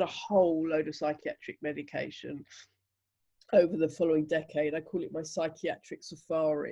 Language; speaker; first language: English; native; English